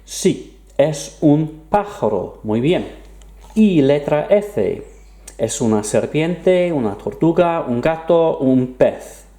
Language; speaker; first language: Spanish; non-native, fluent; English